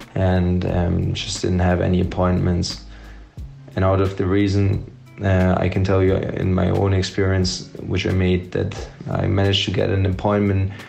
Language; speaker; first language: English; non-native, fluent; German